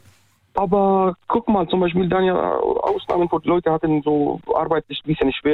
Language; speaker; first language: German; non-native, learner; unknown